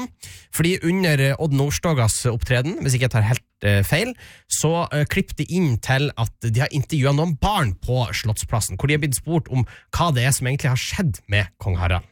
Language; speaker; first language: Norwegian; native; Norwegian